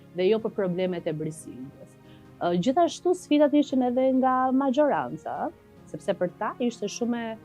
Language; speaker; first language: Albanian; non-native, local second language; Romany